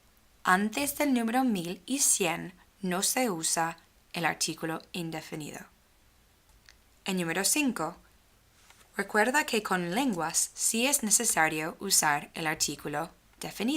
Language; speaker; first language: Spanish; non-native, fluent; English